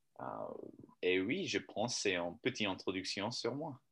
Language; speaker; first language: French; non-native, learner; English